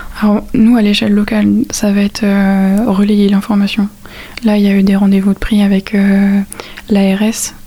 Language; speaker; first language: French; native; French